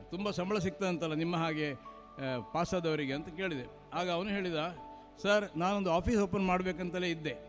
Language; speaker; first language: Kannada; non-native, local second language; Marathi